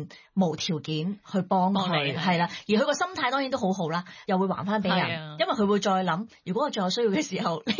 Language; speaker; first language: Cantonese; native; Cantonese